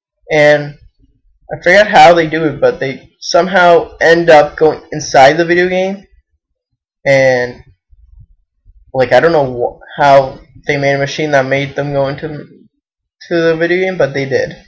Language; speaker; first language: English; native; English